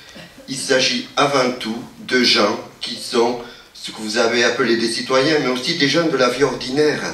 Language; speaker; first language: French; native; French